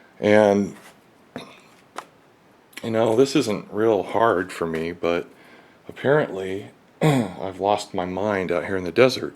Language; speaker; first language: English; native; English